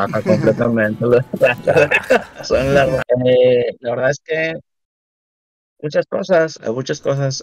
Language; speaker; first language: Spanish; native; Spanish